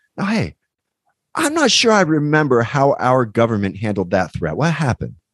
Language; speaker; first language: English; native; English